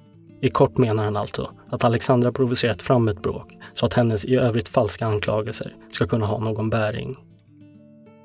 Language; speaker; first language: Swedish; native; Swedish